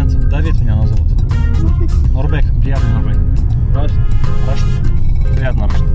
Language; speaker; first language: Russian; non-native, learner; Lithuanian